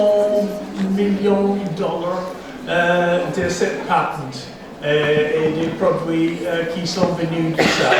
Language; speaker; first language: French; non-native, fluent; English